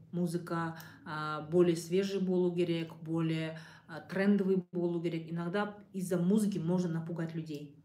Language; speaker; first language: Russian; non-native, local second language; Kazakh